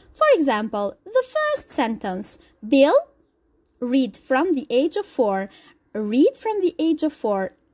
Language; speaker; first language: English; non-native, fluent; Albanian